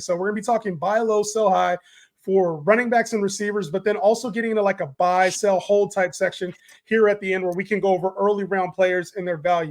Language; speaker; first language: English; native; English